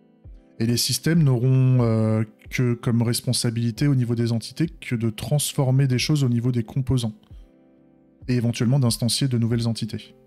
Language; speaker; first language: French; native; French